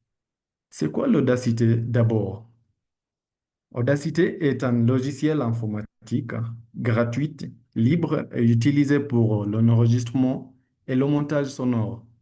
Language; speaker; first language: French; non-native, learner; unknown